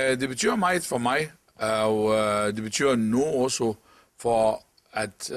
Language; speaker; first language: Danish; non-native, local second language; Arabic